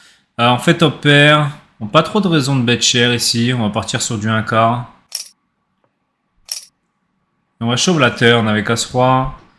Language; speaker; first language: French; native; French